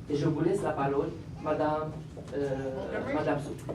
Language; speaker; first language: French; non-native, fluent; Arabic